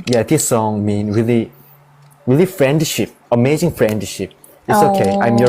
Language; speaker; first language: English; non-native, learner; Korean